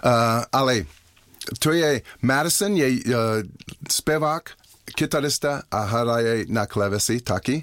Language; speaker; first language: Czech; non-native, learner; English